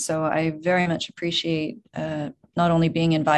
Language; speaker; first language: English; native; English